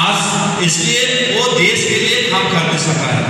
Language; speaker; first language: Hindi; non-native, local second language; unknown